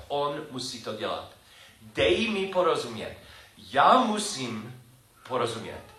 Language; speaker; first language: Czech; non-native, learner; English